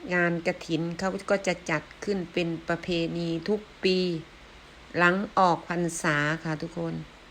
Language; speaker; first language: Thai; non-native, local second language; Northeastern Thai